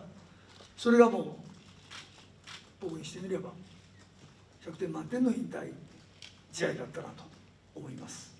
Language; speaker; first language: Japanese; native; Japanese